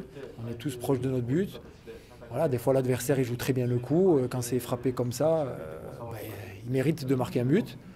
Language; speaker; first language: French; native; French